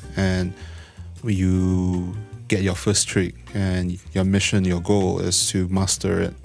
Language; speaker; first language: English; non-native, local second language; Chinese